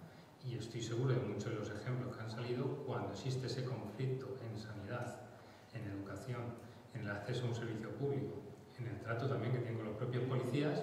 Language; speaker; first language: Spanish; native; Spanish